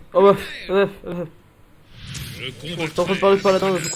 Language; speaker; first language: French; native; French